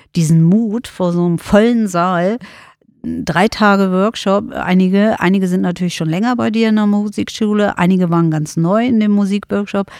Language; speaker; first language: German; non-native, fluent; Bulgarian